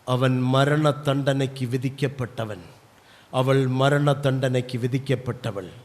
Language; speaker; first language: Tamil; non-native, local second language; Malayalam